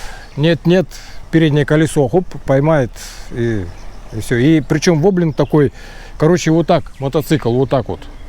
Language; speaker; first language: Russian; native; Russian